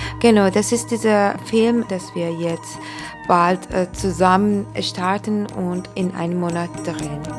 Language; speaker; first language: German; non-native, learner; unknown